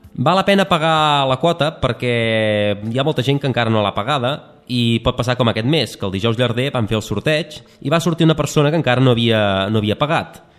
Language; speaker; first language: Catalan; native; Catalan